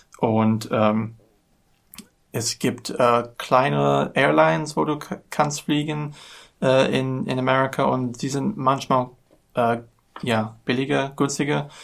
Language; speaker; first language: German; non-native, learner; English